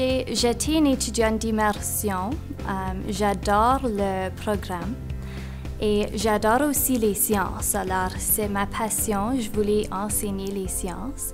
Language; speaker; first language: French; non-native, local second language; English